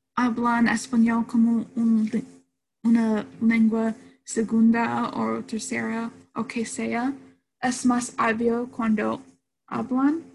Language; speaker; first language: Spanish; non-native, learner; English